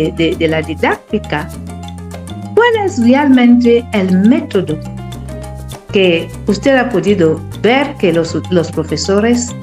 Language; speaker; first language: Spanish; non-native, fluent; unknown